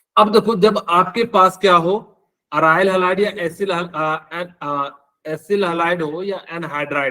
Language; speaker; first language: Hindi; native; Hindi